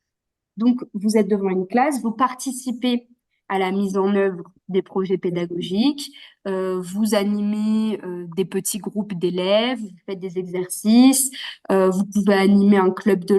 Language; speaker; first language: French; native; French